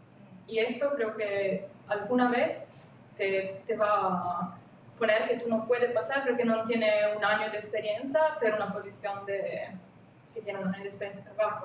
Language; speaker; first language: Spanish; non-native, learner; Italian